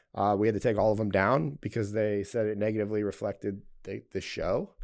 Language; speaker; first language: English; native; English